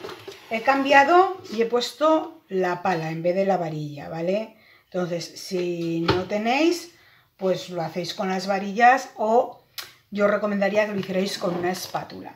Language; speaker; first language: Spanish; native; Spanish